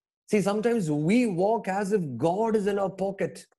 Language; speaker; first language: English; non-native, local second language; Malayalam